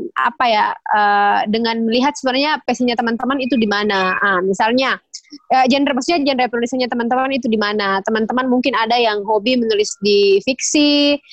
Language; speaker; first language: Indonesian; native; Indonesian